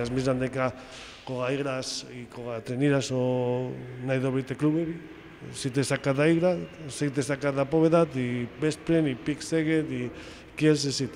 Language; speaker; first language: Macedonian; non-native, fluent; Spanish